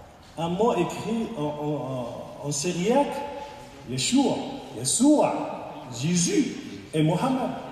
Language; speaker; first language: French; non-native, local second language; Arabic